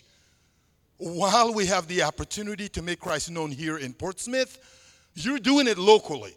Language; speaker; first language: English; non-native, fluent; Sango